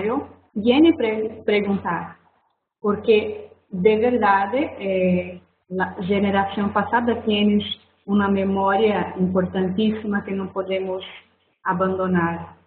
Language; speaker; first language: Spanish; non-native, fluent; Portuguese